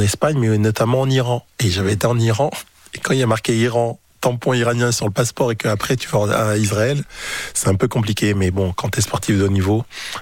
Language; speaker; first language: French; native; French